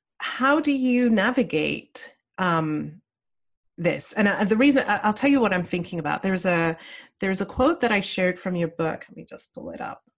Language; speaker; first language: English; native; English